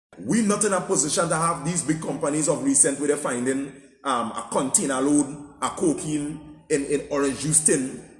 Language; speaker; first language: English; native; English